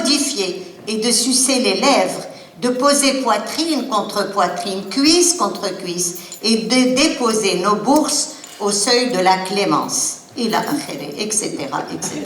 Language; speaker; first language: French; non-native, local second language; Arabic